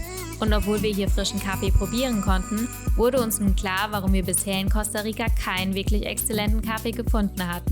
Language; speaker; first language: German; native; German